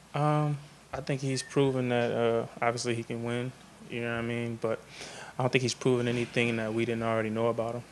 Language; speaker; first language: English; native; English